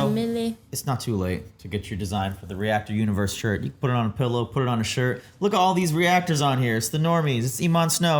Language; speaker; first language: English; native; English